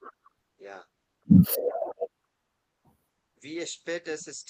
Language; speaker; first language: German; non-native, fluent; Bangla